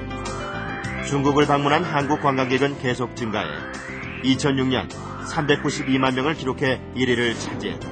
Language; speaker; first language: Korean; native; Korean